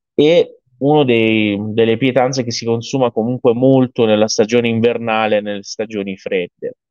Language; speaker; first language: Italian; non-native, fluent; Persian